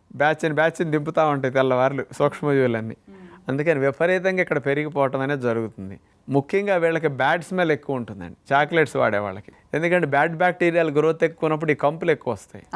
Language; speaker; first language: Telugu; native; Telugu